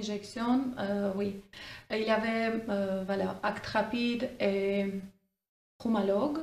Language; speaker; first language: French; non-native, fluent; Armenian